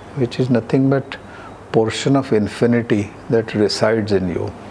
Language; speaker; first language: English; non-native, local second language; Marathi